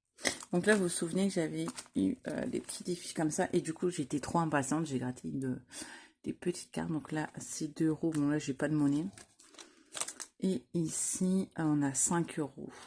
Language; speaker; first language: French; native; French